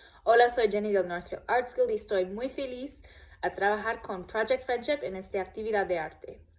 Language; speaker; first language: Spanish; non-native, learner; English